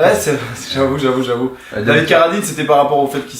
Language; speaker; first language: French; native; French